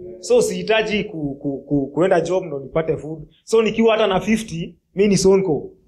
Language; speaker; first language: Swahili; non-native, local second language; Kikuyu